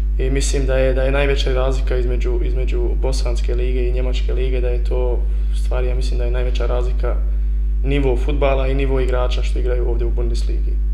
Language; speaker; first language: Croatian; early bilingual, heritage; Bosnian